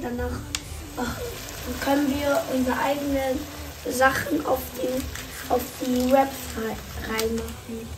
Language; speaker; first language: German; early bilingual, other home language; Lingala